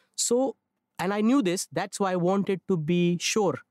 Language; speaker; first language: English; non-native, local second language; Marathi